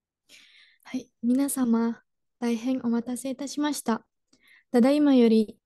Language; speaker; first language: Japanese; non-native, learner; Indonesian